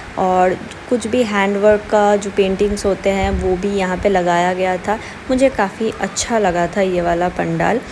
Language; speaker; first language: Hindi; non-native, local second language; Bangla